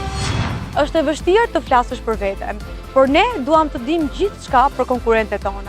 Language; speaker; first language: Albanian; native; Albanian